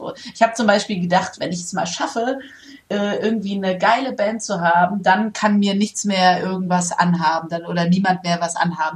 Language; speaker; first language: German; native; German